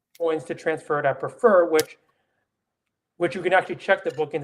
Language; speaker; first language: English; native; English